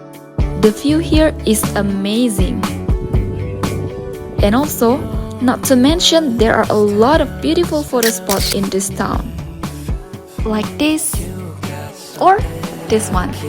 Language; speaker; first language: English; non-native, fluent; Indonesian